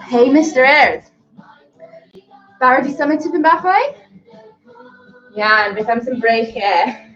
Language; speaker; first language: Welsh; non-native, local second language; English